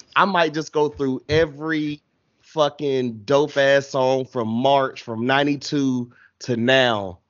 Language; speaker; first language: English; native; English